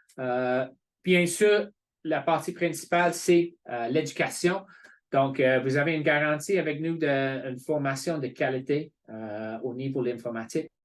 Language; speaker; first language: French; non-native, fluent; English